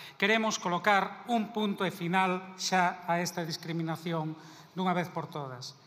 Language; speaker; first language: Galician; native; Galician